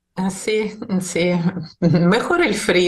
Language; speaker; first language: Spanish; non-native, fluent; Russian